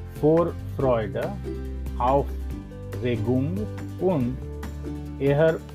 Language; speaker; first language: German; non-native, learner; English